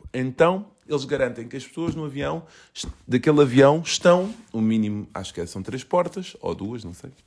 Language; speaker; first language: Portuguese; early bilingual, other home language; Kabuverdianu